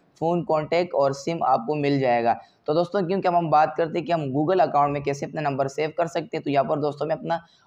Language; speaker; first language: Urdu; non-native, local second language; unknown